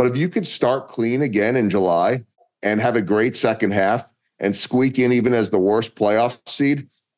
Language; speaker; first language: English; native; English